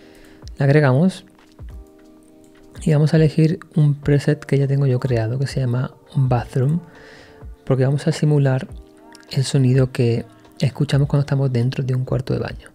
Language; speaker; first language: Spanish; native; Spanish